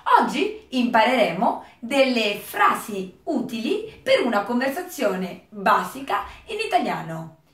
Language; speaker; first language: Italian; native; Italian